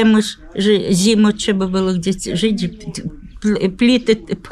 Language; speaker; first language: Polish; early bilingual, heritage; Polish